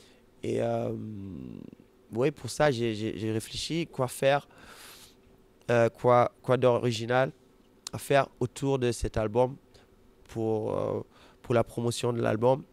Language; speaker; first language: French; non-native, fluent; German